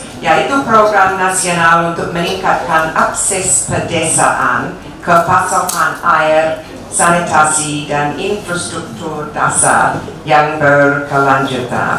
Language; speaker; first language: Indonesian; non-native, fluent; English